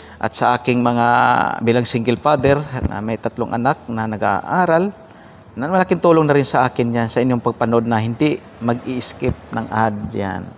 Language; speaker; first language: Filipino; native; Filipino